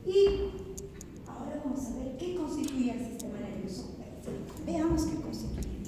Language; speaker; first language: Spanish; native; Spanish